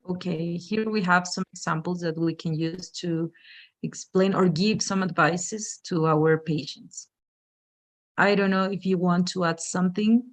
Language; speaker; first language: English; non-native, fluent; Spanish